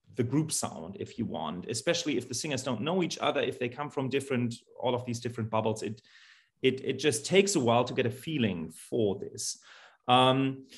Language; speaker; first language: English; non-native, fluent; German